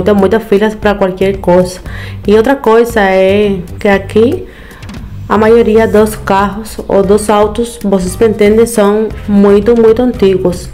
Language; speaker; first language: Portuguese; non-native, learner; Spanish